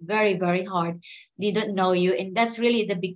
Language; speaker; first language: English; non-native, local second language; Filipino